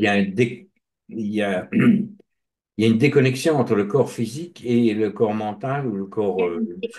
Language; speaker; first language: French; native; French